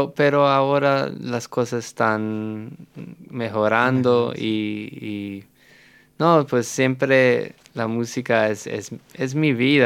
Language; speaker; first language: Spanish; non-native, fluent; English